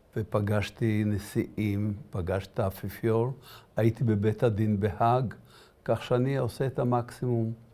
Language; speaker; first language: Hebrew; early bilingual, other home language; Arabic